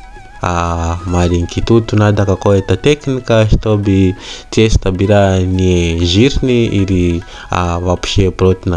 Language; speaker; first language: Russian; non-native, learner; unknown